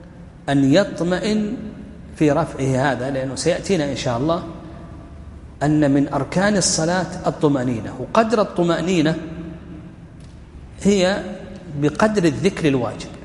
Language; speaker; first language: Arabic; native; Arabic